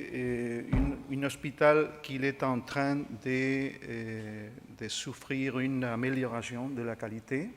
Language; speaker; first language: French; non-native, fluent; Spanish